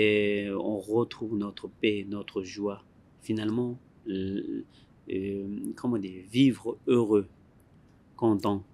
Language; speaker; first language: French; non-native, learner; Tibetan